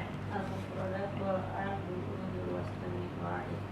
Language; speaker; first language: Arabic; non-native, learner; Indonesian